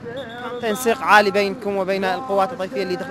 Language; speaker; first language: Arabic; native; Arabic